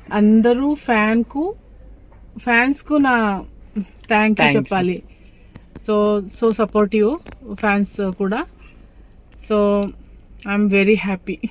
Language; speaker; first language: Telugu; non-native, learner; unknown